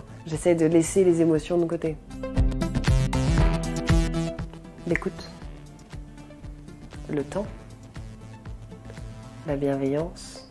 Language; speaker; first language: French; native; French